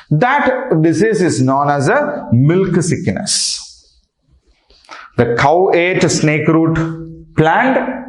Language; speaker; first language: English; non-native, local second language; Telugu